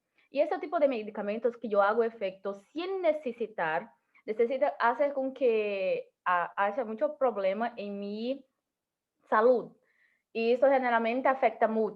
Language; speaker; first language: Spanish; non-native, learner; Portuguese